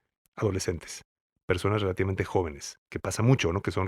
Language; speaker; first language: Spanish; native; Spanish